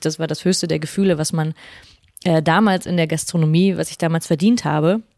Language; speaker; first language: German; native; German